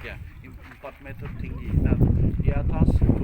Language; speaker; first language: Indonesian; non-native, fluent; Turkish